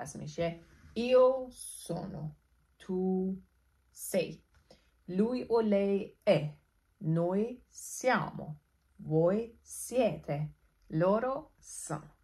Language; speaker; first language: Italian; non-native, fluent; Persian